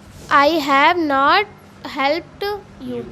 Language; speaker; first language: English; non-native, learner; Hindi